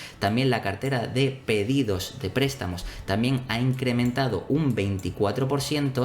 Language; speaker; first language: Spanish; native; Spanish